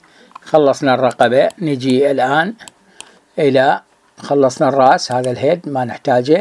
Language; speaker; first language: Arabic; native; Arabic